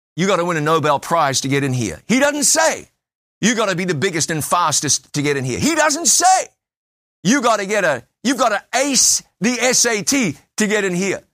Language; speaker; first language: English; native; English